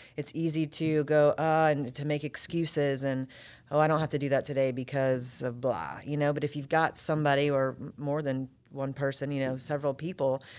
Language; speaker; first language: English; native; English